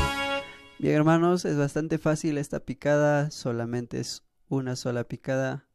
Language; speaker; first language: Spanish; native; Spanish